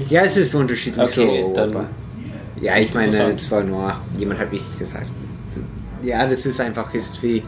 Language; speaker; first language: German; non-native, fluent; English